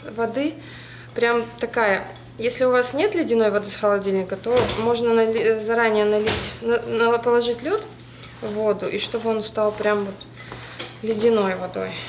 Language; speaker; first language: Russian; native; Russian